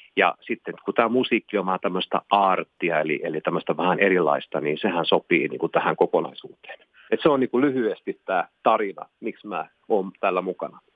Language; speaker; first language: Finnish; non-native, local second language; Swedish